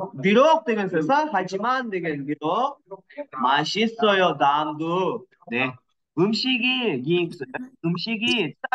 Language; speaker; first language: Korean; non-native, learner; Kyrgyz